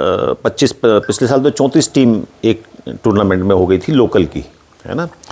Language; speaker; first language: Hindi; native; Hindi